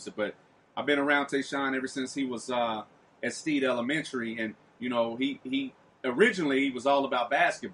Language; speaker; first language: English; native; English